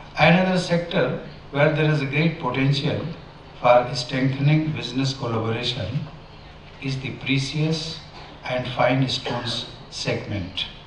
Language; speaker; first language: English; non-native, local second language; Hindi